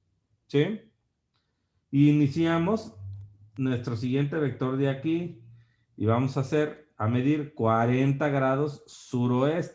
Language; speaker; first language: Spanish; native; Spanish